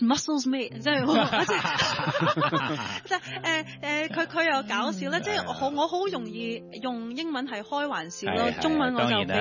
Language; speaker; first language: Cantonese; non-native, fluent; English